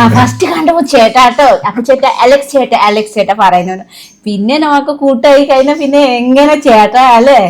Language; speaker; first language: Malayalam; non-native, fluent; Nepali